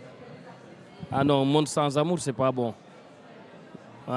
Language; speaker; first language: French; non-native, local second language; Wolof